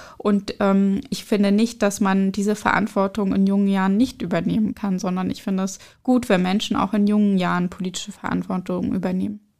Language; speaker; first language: German; early bilingual, other home language; Arabic